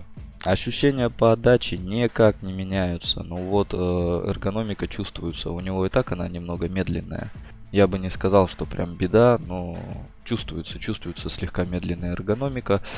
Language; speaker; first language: Russian; native; Russian